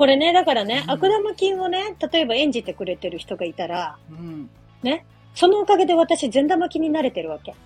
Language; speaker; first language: Japanese; native; Japanese